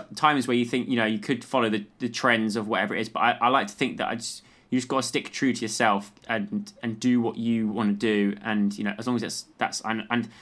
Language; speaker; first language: English; native; English